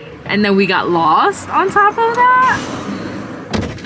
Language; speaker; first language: English; early bilingual, other home language; Spanish